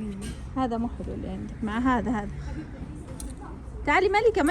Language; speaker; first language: Arabic; non-native, fluent; Hindi